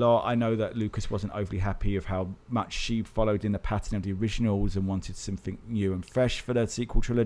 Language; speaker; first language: English; native; English